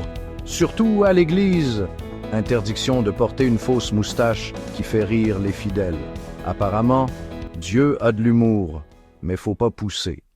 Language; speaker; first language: French; native; French